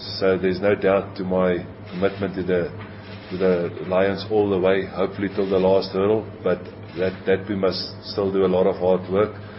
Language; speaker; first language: English; non-native, local second language; Afrikaans